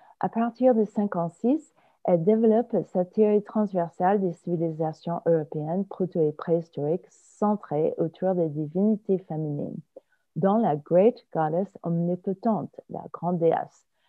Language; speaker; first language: French; non-native, fluent; English